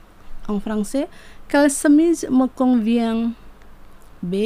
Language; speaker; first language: French; non-native, fluent; Indonesian